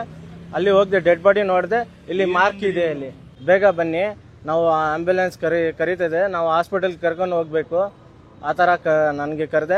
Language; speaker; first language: Kannada; non-native, local second language; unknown